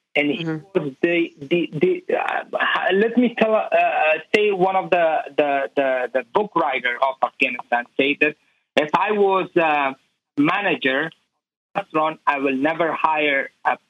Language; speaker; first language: English; non-native, learner; Persian